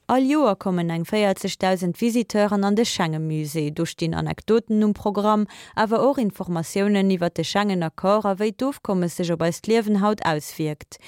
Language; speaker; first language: Luxembourgish; native; Luxembourgish